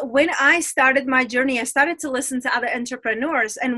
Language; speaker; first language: English; non-native, fluent; Czech